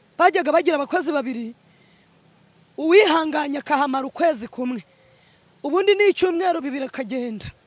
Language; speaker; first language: Kinyarwanda; early bilingual, other home language; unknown